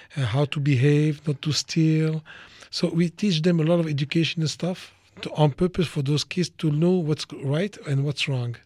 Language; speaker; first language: English; non-native, fluent; French